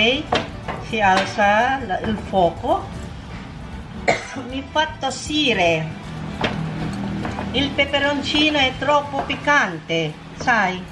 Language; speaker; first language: Italian; non-native, local second language; Filipino